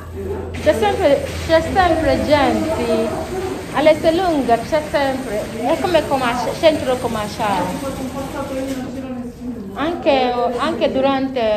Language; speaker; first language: Italian; non-native, learner; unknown